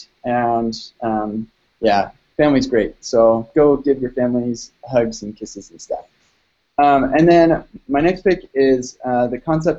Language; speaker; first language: English; native; English